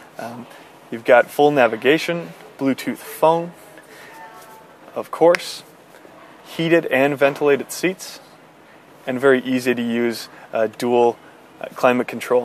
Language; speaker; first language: English; native; English